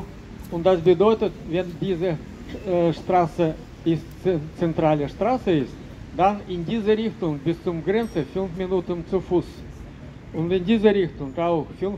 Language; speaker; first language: German; non-native, learner; Russian